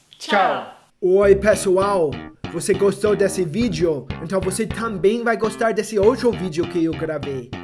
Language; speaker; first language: Portuguese; non-native, fluent; English